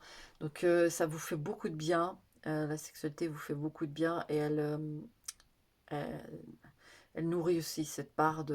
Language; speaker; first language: French; native; French